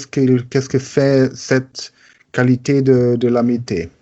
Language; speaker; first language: French; non-native, learner; German